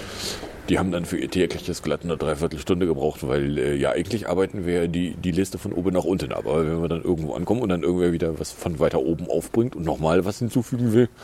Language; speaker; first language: German; native; German